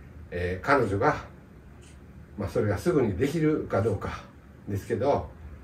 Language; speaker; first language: Japanese; native; Japanese